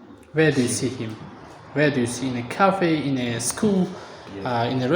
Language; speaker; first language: English; non-native, fluent; Tajik